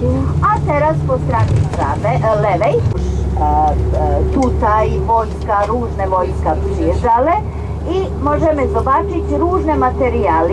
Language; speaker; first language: Polish; non-native, learner; Serbian